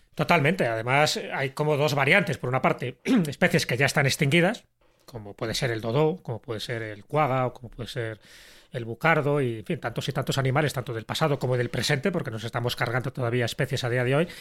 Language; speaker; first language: Spanish; native; Spanish